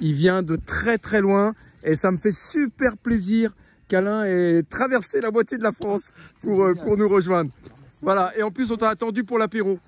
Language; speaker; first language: French; native; French